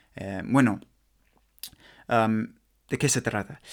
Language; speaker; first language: Spanish; non-native, learner; English